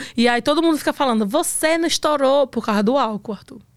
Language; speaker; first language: Portuguese; native; Portuguese